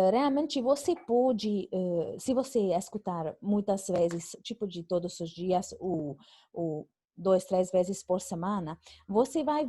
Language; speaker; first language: Portuguese; non-native, fluent; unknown